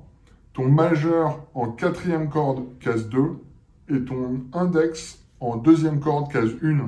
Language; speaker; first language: French; native; French